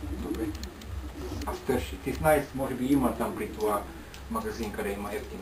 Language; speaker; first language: Bulgarian; non-native, learner; Finnish